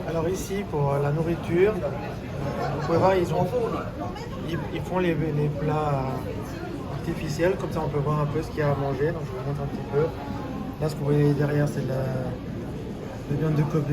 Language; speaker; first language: French; native; French